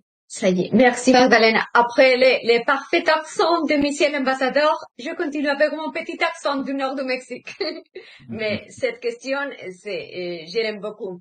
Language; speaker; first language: French; non-native, fluent; Spanish